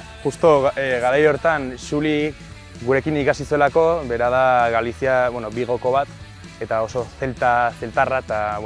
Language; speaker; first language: Basque; native; Basque